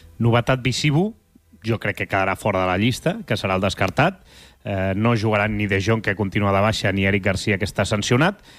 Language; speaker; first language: Catalan; native; Catalan